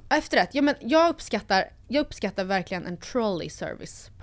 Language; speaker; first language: Swedish; native; Swedish